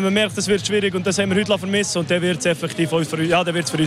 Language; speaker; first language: German; native; German